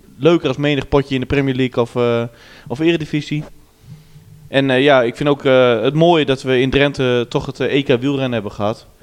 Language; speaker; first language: Dutch; native; Dutch